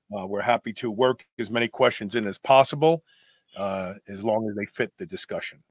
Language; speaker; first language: English; native; English